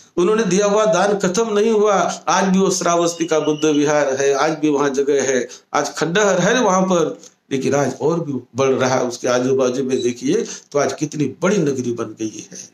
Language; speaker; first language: Hindi; non-native, local second language; Marathi